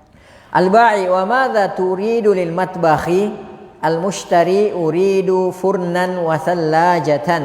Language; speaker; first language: Arabic; non-native, fluent; Indonesian